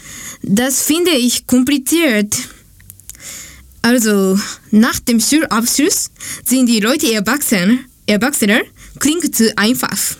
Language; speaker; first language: German; non-native, learner; Japanese